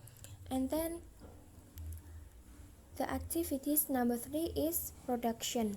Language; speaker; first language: English; non-native, learner; Indonesian